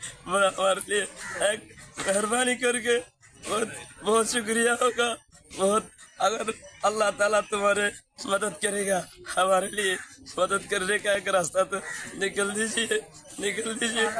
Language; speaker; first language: Hindi; non-native, learner; Rohingya